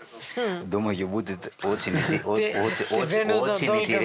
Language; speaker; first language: Russian; non-native, learner; Greek